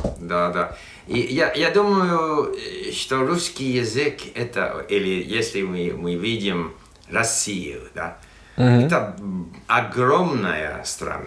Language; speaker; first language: Russian; non-native, fluent; English